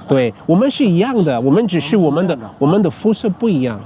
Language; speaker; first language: Chinese; non-native, fluent; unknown